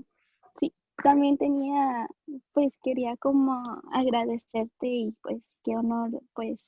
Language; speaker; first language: Spanish; early bilingual, heritage; Spanish